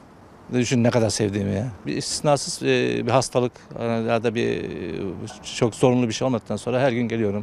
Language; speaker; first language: Turkish; native; Turkish